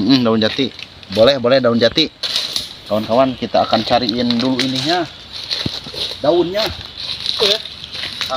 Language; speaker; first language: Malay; non-native, local second language; Sundanese